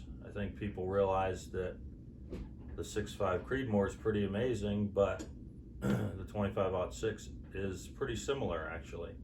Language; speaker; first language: English; native; English